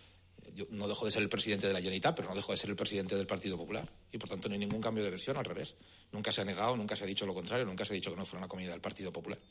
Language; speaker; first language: Spanish; native; Spanish